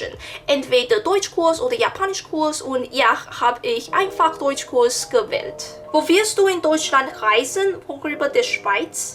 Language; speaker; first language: German; non-native, learner; Chinese